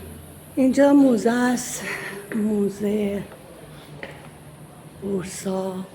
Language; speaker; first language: Persian; native; Persian